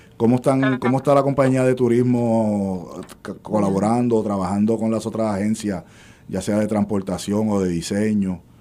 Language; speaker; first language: Spanish; native; Spanish